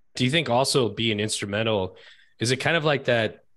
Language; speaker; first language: English; native; English